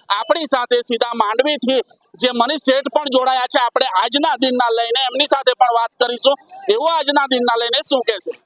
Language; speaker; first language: Gujarati; native; Gujarati